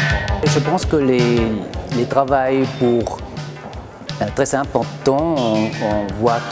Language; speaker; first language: French; non-native, local second language; German